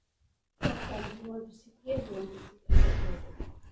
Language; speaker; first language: English; non-native, learner; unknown